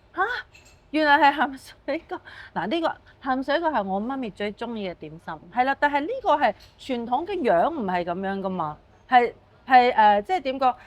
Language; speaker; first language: Cantonese; non-native, fluent; Chinese